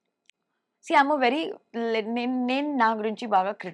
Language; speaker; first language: Telugu; non-native, fluent; Hindi